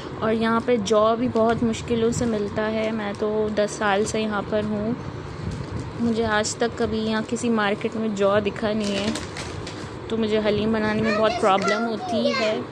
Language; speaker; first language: Urdu; native; Urdu